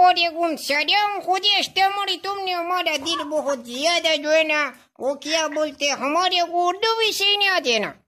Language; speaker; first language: Hindi; non-native, local second language; Pashto